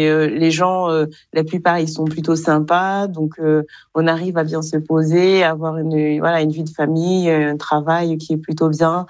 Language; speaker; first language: French; non-native, local second language; Kinyarwanda